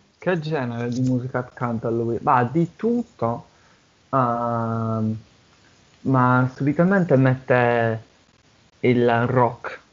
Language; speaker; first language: Italian; non-native, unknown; English